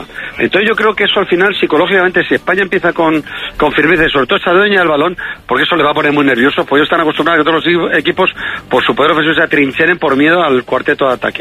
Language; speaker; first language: Spanish; native; Spanish